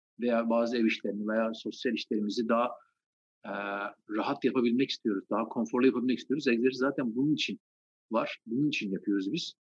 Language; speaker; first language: Turkish; native; Turkish